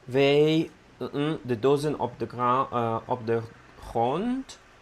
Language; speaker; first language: Dutch; non-native, learner; Italian